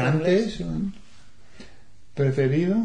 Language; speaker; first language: Spanish; non-native, fluent; English